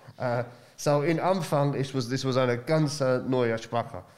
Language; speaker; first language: German; non-native, learner; English